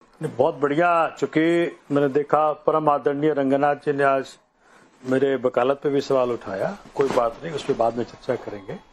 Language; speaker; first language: Hindi; native; Hindi